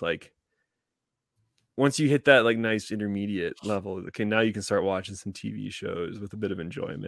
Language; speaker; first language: English; native; English